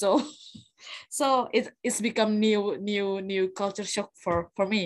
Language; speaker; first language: English; non-native, fluent; Indonesian